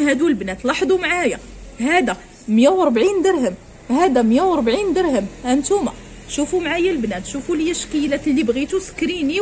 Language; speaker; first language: Arabic; native; Arabic